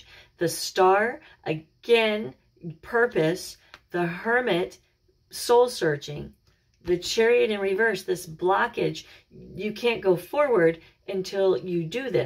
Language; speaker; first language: English; native; English